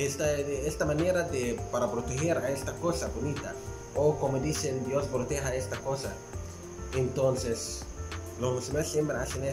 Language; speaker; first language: Spanish; non-native, fluent; Arabic